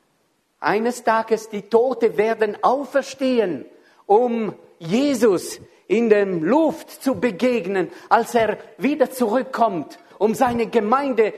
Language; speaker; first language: German; non-native, fluent; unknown